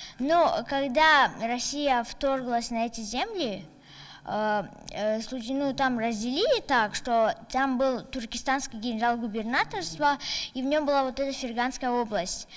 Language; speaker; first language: Russian; non-native, local second language; Tajik